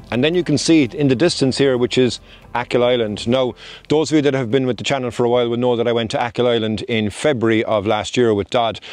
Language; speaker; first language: English; native; English